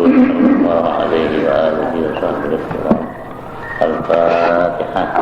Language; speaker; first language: Arabic; non-native, fluent; Indonesian